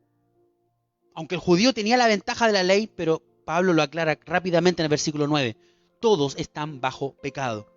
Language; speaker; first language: Spanish; native; Spanish